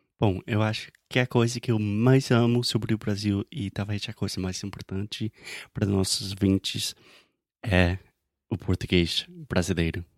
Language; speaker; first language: Portuguese; non-native, fluent; English